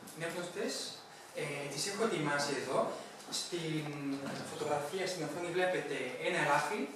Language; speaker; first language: Greek; non-native, fluent; Spanish